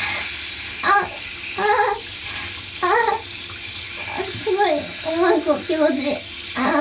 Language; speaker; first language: Japanese; native; Japanese